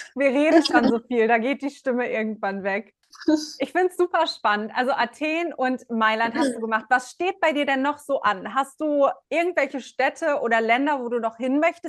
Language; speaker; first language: German; native; German